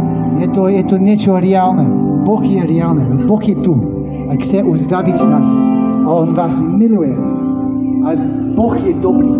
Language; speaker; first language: Slovak; non-native, learner; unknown